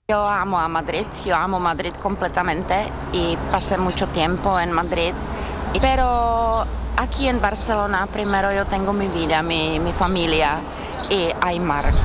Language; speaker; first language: Spanish; non-native, fluent; Czech